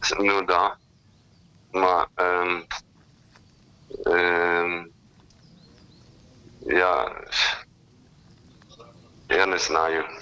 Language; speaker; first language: Ukrainian; non-native, learner; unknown